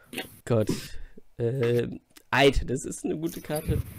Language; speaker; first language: German; native; German